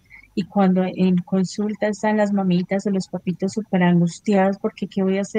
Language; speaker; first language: Spanish; native; Spanish